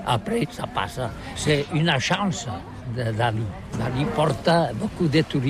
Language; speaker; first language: French; non-native, learner; Catalan